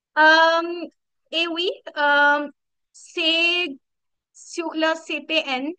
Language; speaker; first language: French; non-native, learner; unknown